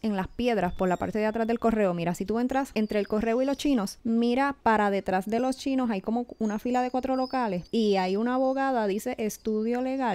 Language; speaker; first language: Spanish; native; Spanish